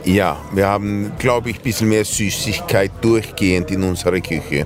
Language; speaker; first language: German; early bilingual, heritage; German